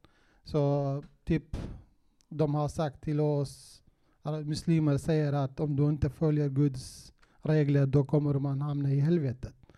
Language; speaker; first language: Swedish; non-native, fluent; Kurdish